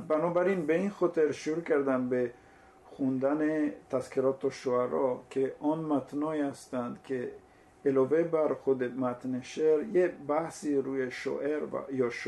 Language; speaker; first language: Persian; non-native, fluent; Italian